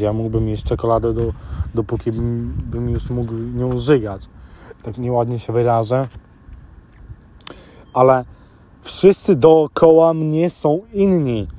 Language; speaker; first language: Polish; early bilingual, heritage; Polish